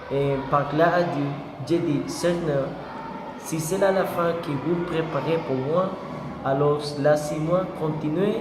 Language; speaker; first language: French; non-native, learner; Spanish